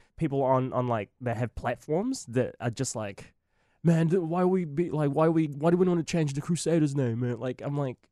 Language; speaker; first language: English; native; English